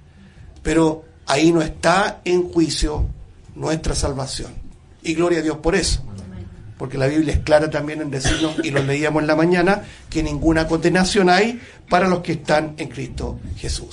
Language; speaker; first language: Spanish; native; Spanish